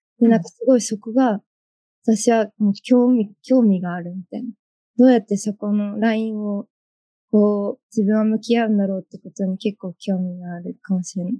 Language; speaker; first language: Japanese; early bilingual, other home language; Chinese